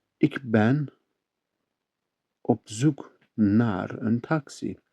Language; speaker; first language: Dutch; non-native, learner; Turkish